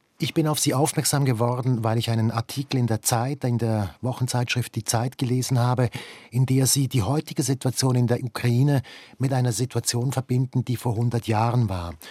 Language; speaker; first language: German; native; German